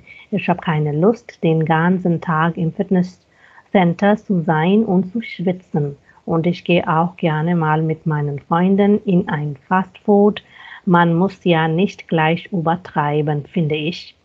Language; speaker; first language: German; non-native, fluent; Hindi